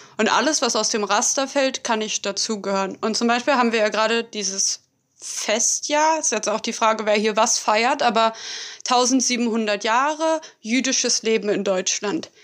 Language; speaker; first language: German; native; German